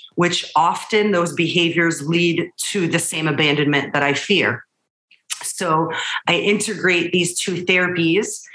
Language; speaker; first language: English; early bilingual, other home language; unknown